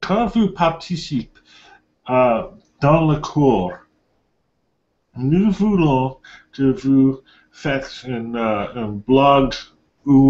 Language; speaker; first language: French; non-native, learner; English